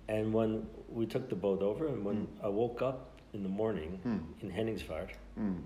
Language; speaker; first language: Norwegian; non-native, fluent; English